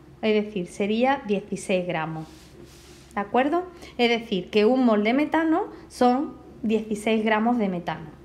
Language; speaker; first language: Spanish; native; Spanish